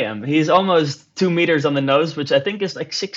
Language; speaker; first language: English; non-native, fluent; Dutch